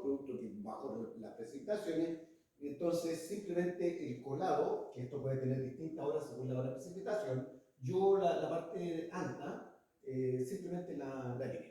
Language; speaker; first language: Spanish; native; Spanish